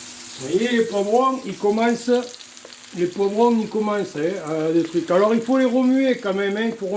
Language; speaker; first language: French; native; French